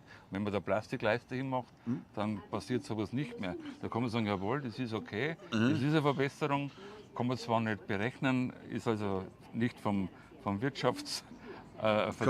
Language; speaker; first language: German; native; German